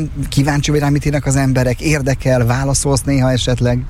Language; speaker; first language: Hungarian; native; Hungarian